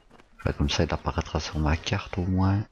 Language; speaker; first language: French; native; French